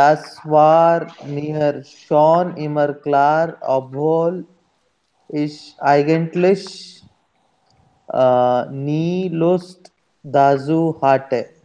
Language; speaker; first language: German; non-native, learner; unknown